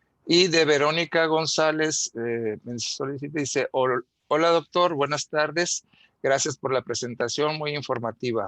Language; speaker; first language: Spanish; native; Spanish